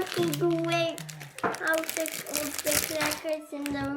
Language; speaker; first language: English; non-native, learner; Dutch